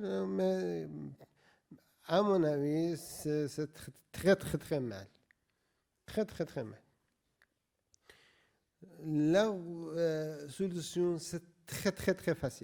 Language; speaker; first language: French; non-native, learner; Persian